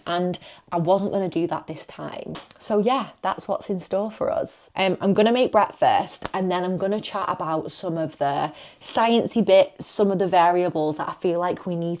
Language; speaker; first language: English; native; English